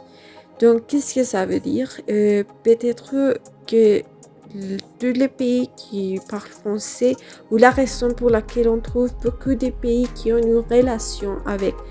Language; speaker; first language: French; non-native, fluent; Spanish